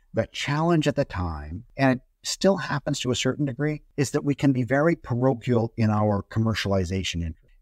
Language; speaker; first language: English; native; English